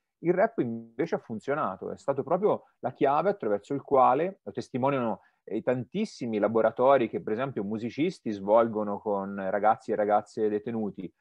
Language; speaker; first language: Italian; native; Italian